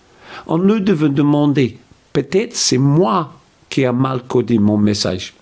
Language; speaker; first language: French; non-native, fluent; English